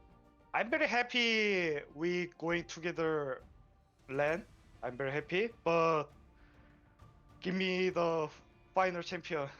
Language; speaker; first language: English; non-native, learner; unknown